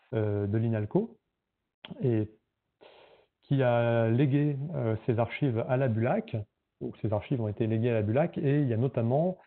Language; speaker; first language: French; native; French